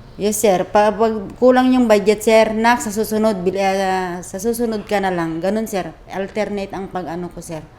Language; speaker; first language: Filipino; non-native, local second language; Iloko